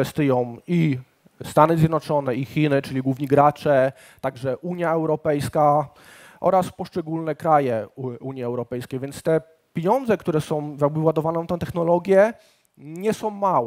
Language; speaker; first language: Polish; native; Polish